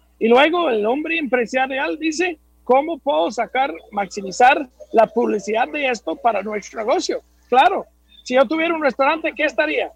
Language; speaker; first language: Spanish; non-native, fluent; English